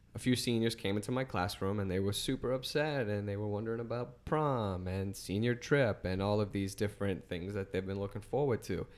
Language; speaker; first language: English; native; English